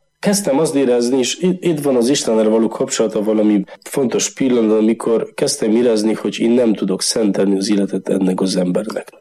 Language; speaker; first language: Hungarian; non-native, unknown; Polish